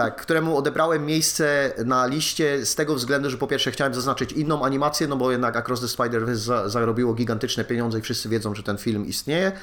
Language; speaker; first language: Polish; native; Polish